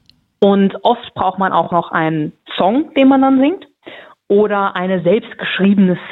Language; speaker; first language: German; native; German